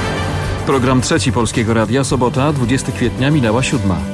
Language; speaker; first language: Polish; native; Polish